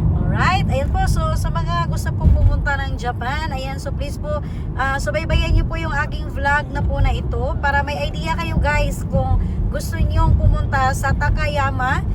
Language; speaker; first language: Filipino; non-native, local second language; Cebuano